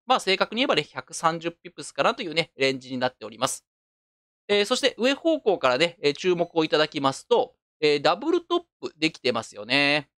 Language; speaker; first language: Japanese; native; Japanese